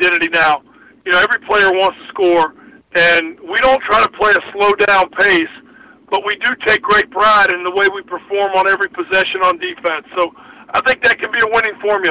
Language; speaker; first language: English; native; English